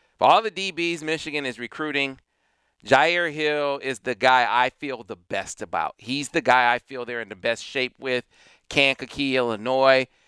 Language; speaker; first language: English; native; English